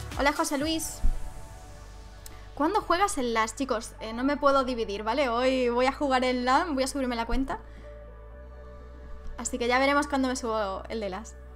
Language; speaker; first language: Spanish; native; Spanish